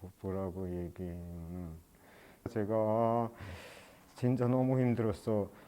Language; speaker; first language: Korean; non-native, learner; Persian